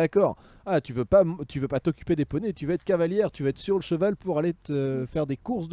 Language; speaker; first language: French; native; French